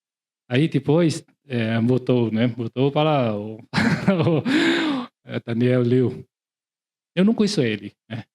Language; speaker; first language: Portuguese; non-native, learner; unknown